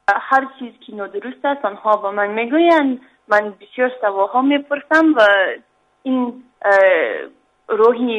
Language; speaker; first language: Persian; non-native, learner; English